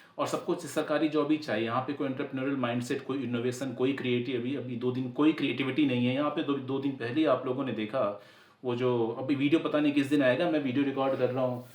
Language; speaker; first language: Hindi; native; Hindi